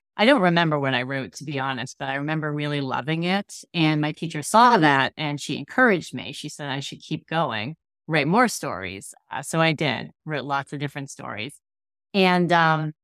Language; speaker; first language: English; native; English